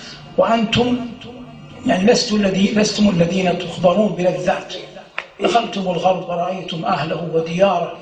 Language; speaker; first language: Arabic; native; Arabic